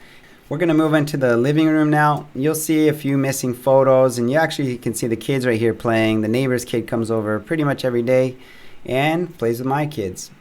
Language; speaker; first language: English; native; English